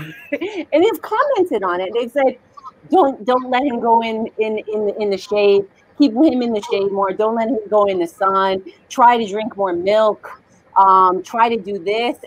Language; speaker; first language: English; native; English